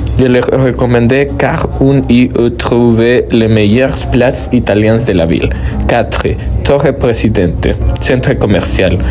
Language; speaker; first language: French; non-native, learner; Spanish